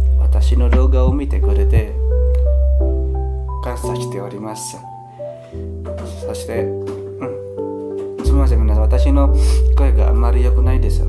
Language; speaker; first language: Japanese; non-native, learner; Indonesian